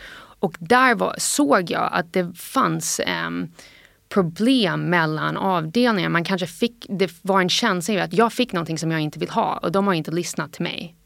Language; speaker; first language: Swedish; non-native, fluent; English